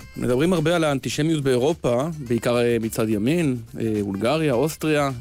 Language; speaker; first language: Hebrew; native; Hebrew